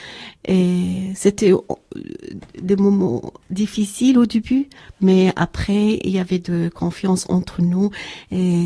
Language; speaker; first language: French; non-native, learner; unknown